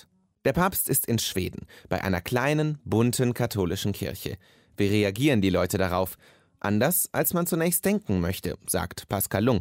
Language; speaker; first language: German; native; German